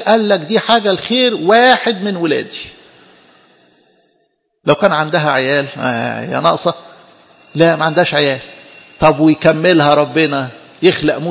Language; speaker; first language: Arabic; native; Arabic